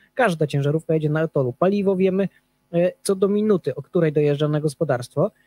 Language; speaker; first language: Polish; native; Polish